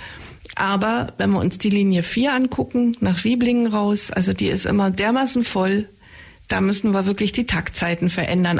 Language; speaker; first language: German; native; German